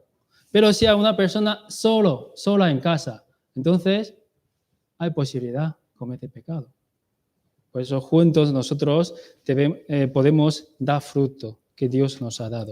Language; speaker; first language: Spanish; non-native, learner; Chinese